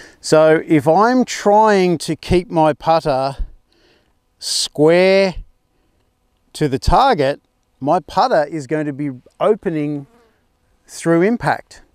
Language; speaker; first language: English; native; English